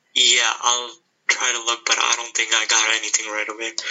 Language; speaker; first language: English; non-native, local second language; Hindi